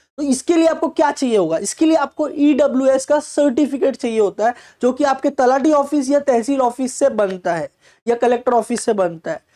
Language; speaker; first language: Hindi; non-native, local second language; Marathi